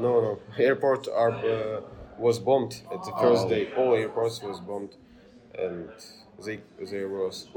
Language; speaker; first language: English; non-native, learner; Ukrainian